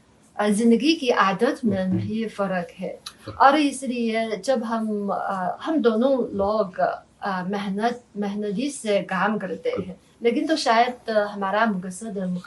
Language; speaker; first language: Hindi; non-native, fluent; Chinese